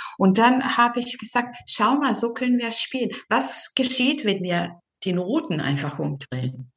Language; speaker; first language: German; non-native, fluent; Serbian